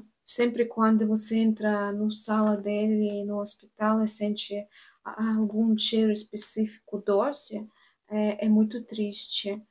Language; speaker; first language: Portuguese; non-native, learner; Russian